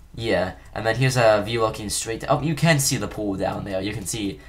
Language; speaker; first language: English; native; English